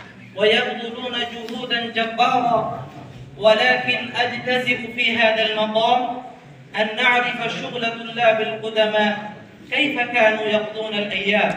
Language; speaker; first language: Arabic; non-native, learner; Urdu